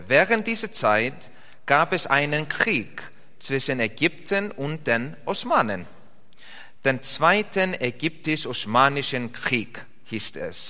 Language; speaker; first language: German; non-native, fluent; Icelandic